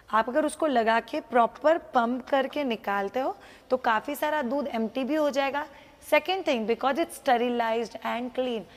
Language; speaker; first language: Hindi; non-native, local second language; Marathi